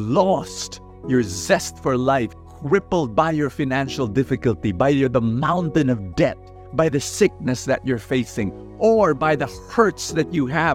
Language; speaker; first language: English; non-native, local second language; Filipino